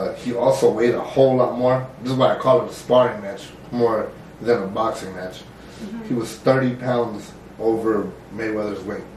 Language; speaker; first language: English; early bilingual, other home language; Spanish